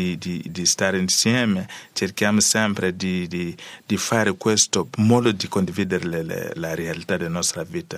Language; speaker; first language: Italian; non-native, learner; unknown